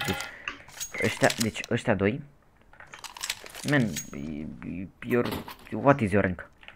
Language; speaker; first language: English; non-native, learner; Romanian